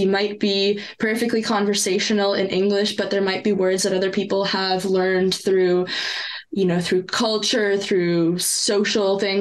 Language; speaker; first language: English; non-native, local second language; French